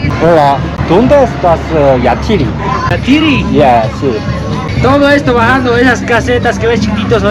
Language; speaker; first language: Spanish; non-native, learner; Korean